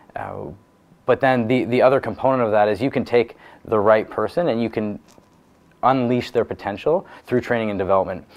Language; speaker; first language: English; native; English